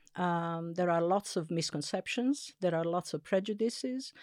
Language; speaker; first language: English; non-native, fluent; Italian